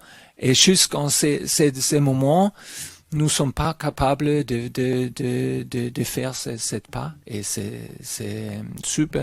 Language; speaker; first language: French; non-native, learner; German